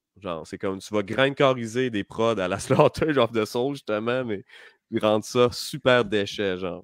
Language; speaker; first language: French; native; French